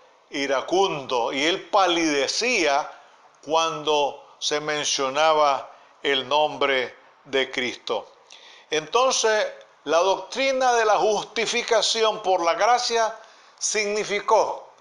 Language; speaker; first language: Spanish; native; Spanish